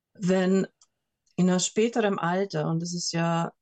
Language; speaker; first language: German; non-native, fluent; Hungarian